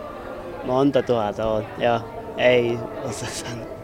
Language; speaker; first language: Finnish; non-native, learner; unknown